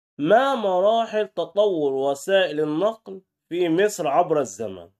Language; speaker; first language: Arabic; native; Arabic